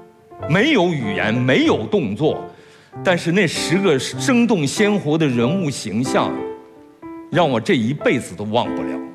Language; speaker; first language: Chinese; native; Chinese